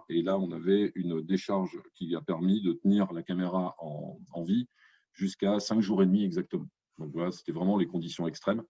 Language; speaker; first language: French; native; French